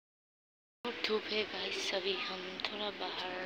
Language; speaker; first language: Hindi; non-native, local second language; Assamese